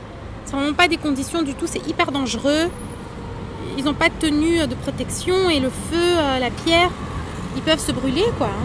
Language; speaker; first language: French; native; French